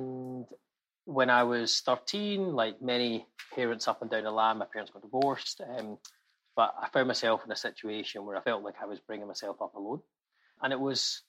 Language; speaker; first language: English; native; English